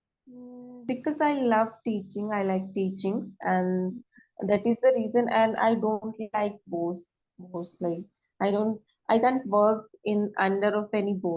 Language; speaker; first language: English; non-native, learner; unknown